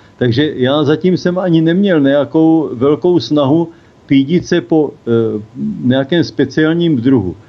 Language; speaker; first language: Czech; native; Czech